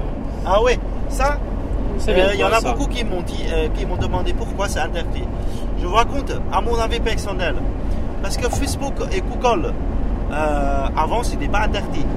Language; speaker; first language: French; non-native, fluent; Chinese